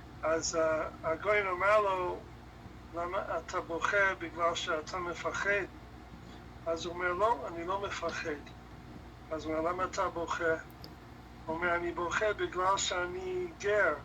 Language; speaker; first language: Hebrew; non-native, fluent; English